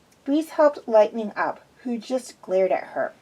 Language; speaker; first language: English; native; English